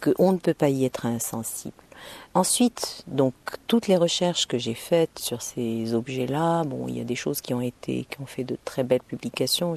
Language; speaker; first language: French; non-native, local second language; Arabic